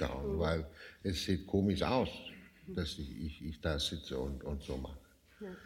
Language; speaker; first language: German; non-native, fluent; Danish